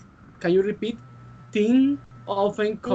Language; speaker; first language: English; non-native, learner; Spanish